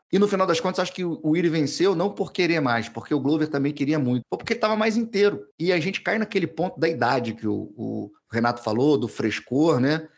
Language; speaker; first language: Portuguese; native; Portuguese